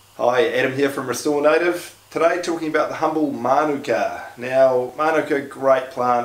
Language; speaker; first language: English; native; English